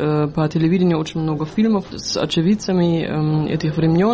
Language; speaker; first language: Russian; non-native, fluent; German